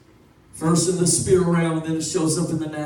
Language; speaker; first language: English; native; English